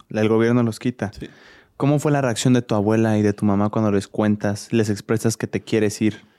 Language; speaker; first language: Spanish; native; Spanish